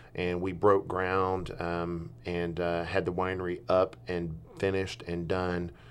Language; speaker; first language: English; native; English